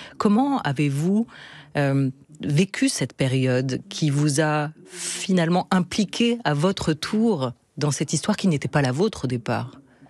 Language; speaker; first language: French; native; French